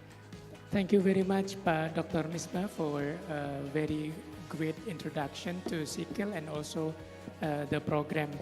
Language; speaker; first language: English; non-native, fluent; Indonesian